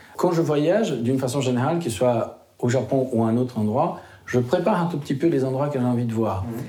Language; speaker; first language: French; non-native, fluent; Portuguese